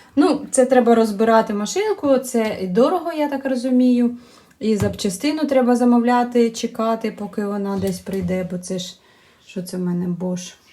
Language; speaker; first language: Ukrainian; non-native, local second language; Russian